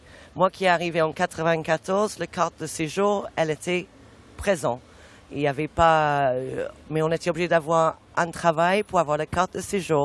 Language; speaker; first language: French; non-native, fluent; English